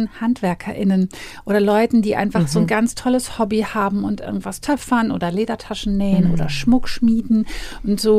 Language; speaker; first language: German; native; German